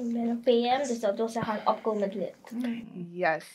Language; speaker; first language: Dutch; native; Dutch